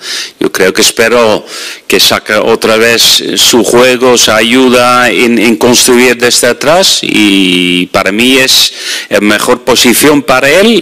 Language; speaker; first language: Spanish; non-native, fluent; Dutch